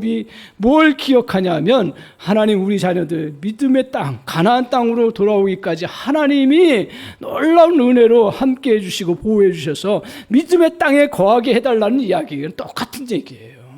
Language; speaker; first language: Korean; native; Korean